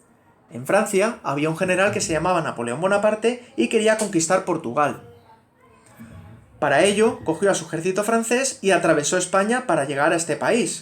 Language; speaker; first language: Spanish; native; Spanish